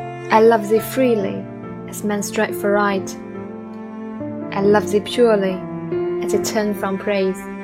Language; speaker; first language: English; non-native, fluent; Chinese